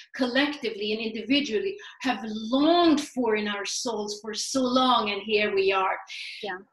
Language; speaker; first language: English; non-native, fluent; Swedish